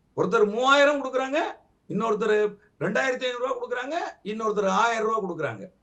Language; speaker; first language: Tamil; native; Tamil